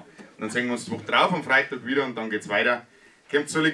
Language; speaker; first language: German; native; German